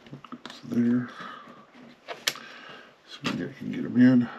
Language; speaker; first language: English; native; English